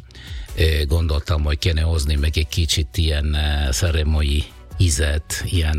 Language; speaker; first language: Hungarian; non-native, fluent; Italian